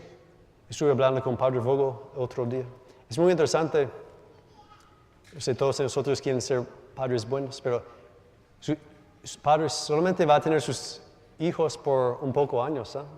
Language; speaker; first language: Spanish; non-native, learner; English